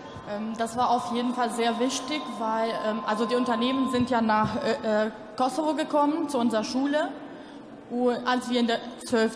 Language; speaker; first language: German; non-native, local second language; Albanian